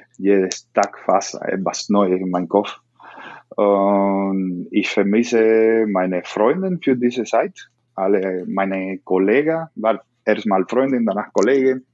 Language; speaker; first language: German; non-native, learner; Spanish